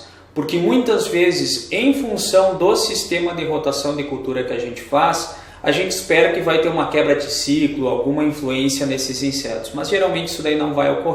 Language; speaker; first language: Portuguese; native; Portuguese